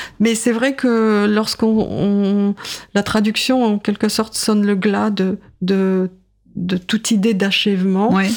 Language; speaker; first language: French; non-native, fluent; Russian